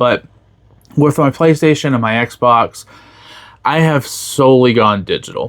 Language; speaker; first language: English; native; English